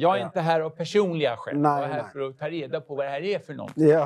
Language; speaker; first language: Swedish; native; Swedish